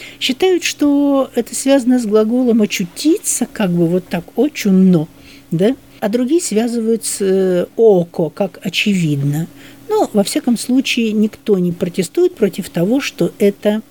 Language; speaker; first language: Russian; native; Russian